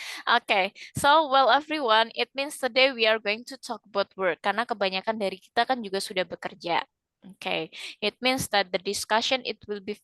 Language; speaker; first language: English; non-native, fluent; Indonesian